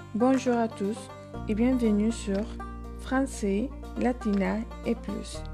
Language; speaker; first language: French; non-native, fluent; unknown